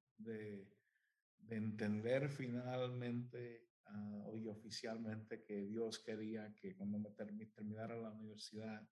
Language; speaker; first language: Spanish; native; Spanish